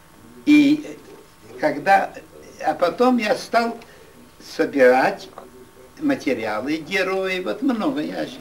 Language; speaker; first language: Russian; non-native, local second language; Yiddish